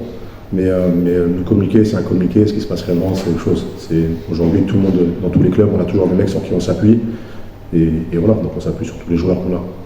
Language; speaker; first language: French; native; French